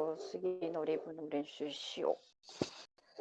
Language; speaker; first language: Japanese; non-native, learner; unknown